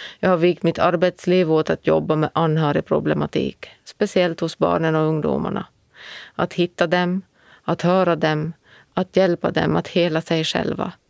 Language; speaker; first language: Swedish; native; Swedish